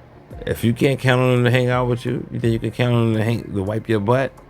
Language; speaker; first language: English; native; English